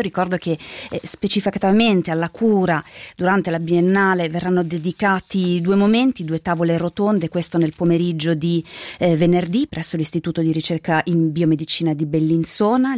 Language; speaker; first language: Italian; native; Italian